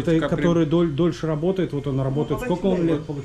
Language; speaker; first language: Russian; native; Russian